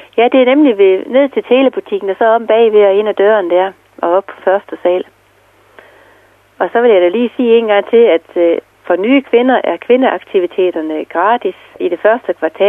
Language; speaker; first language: Danish; native; Danish